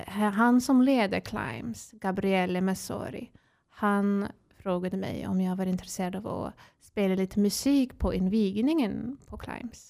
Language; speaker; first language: Swedish; non-native, fluent; English